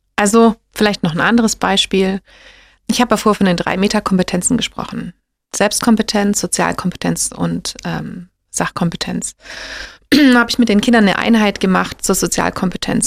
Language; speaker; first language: German; native; German